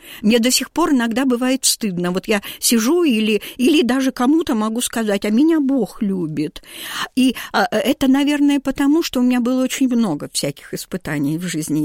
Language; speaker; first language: Russian; native; Russian